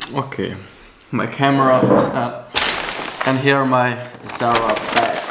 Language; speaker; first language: English; non-native, fluent; Dutch